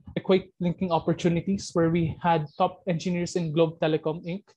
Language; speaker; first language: English; non-native, local second language; Filipino